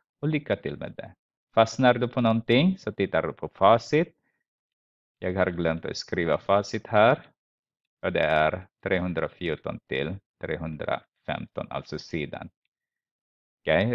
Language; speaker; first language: Swedish; non-native, fluent; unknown